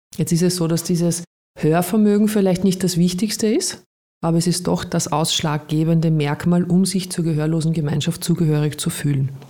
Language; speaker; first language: German; native; German